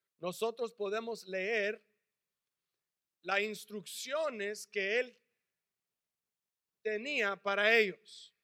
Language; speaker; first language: Spanish; early bilingual, heritage; English